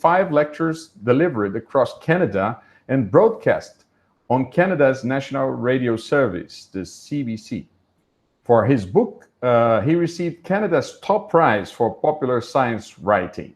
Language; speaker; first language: English; non-native, fluent; Portuguese